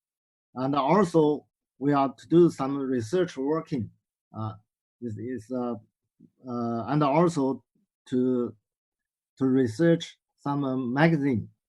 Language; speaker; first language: English; non-native, learner; Chinese